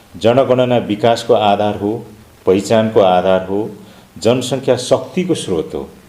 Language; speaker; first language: Nepali; non-native, local second language; Limburgish